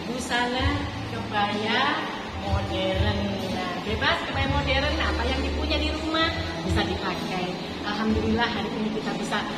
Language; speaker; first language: Indonesian; native; Indonesian